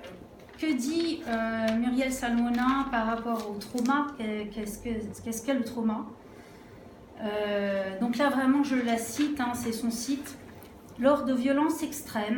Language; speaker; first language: French; native; French